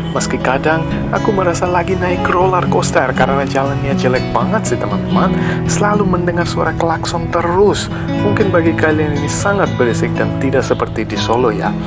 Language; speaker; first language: Indonesian; non-native, fluent; Bangla